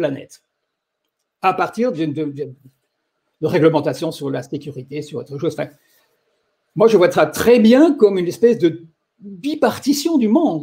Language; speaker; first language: French; native; French